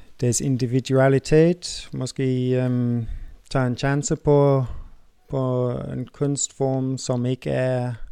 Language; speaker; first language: Danish; non-native, fluent; English